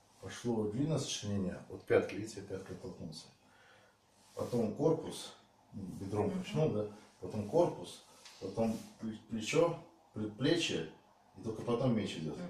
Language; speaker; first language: Russian; native; Russian